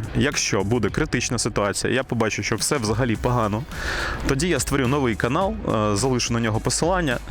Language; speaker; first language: Ukrainian; non-native, local second language; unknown